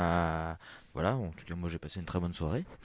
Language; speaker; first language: French; native; French